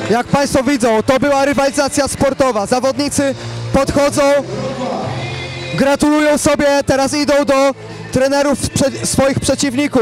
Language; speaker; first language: Polish; native; Polish